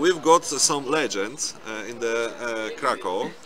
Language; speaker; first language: English; non-native, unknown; Polish